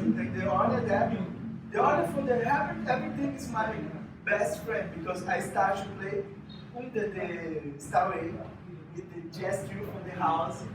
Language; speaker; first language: English; non-native, fluent; Portuguese